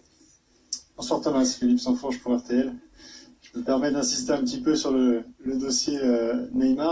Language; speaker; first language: French; native; French